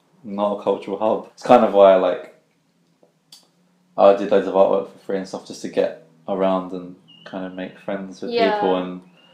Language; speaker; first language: English; native; English